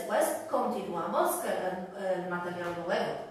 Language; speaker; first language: Spanish; non-native, fluent; Polish